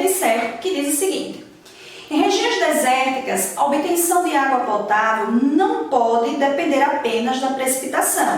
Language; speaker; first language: Portuguese; native; Portuguese